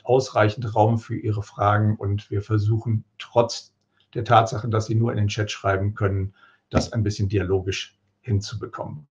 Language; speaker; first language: German; native; German